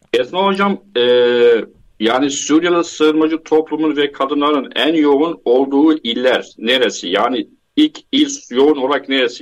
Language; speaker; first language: Turkish; non-native, fluent; Arabic